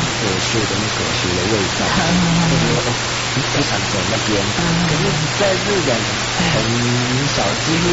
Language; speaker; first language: Chinese; non-native, fluent; Japanese